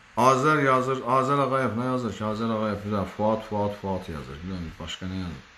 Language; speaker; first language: Azerbaijani; native; Azerbaijani